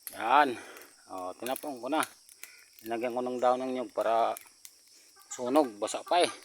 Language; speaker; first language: Filipino; non-native, local second language; Waray